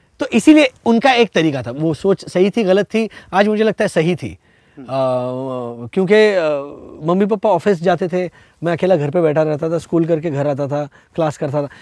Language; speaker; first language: Hindi; non-native, local second language; Marathi